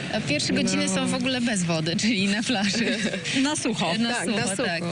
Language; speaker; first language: Polish; native; Polish